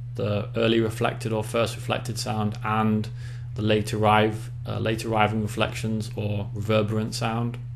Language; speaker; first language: English; native; English